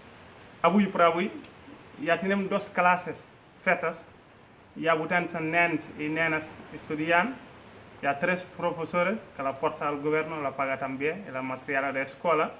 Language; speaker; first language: Catalan; non-native, fluent; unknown